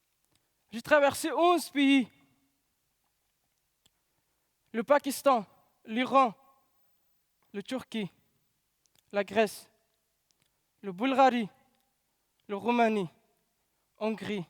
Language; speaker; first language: French; non-native, learner; Pashto